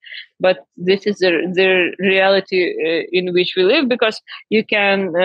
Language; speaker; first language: English; non-native, learner; Ukrainian